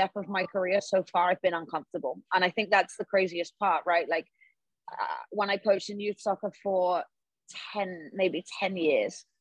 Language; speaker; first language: English; native; English